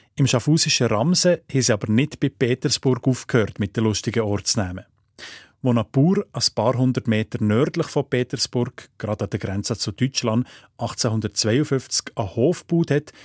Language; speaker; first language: German; native; German